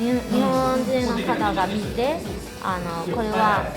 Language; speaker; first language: Japanese; non-native, fluent; Burmese